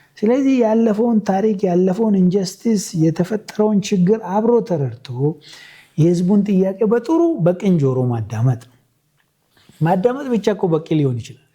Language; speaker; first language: Amharic; non-native, local second language; Oromo